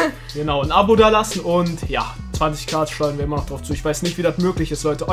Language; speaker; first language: German; early bilingual, other home language; Turkish